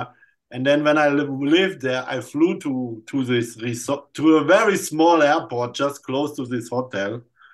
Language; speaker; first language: English; non-native, fluent; German